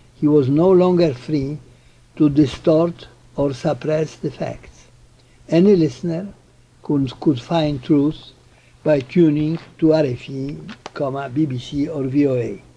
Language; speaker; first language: English; non-native, fluent; Polish